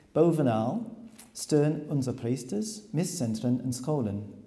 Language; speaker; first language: Dutch; non-native, learner; English